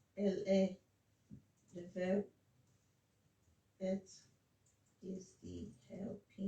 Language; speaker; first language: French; non-native, fluent; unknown